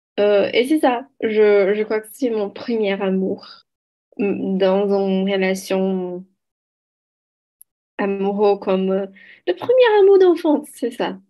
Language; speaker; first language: French; non-native, learner; Portuguese